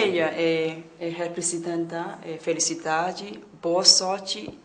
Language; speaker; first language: Portuguese; non-native, learner; Khmer